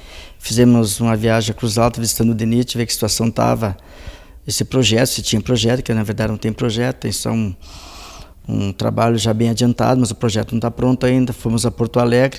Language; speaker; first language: Portuguese; native; Portuguese